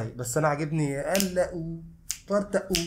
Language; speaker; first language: Arabic; native; Arabic